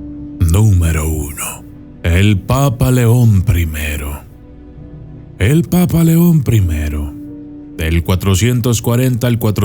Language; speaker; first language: Spanish; native; Spanish